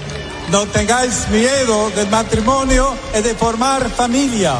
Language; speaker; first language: Spanish; non-native, fluent; English